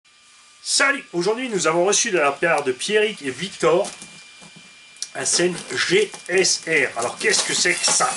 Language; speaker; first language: French; native; French